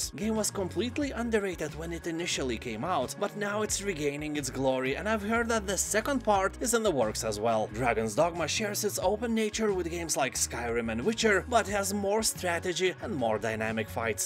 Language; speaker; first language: English; non-native, fluent; Lithuanian